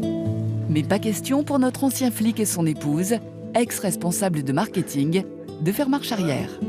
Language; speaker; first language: French; native; French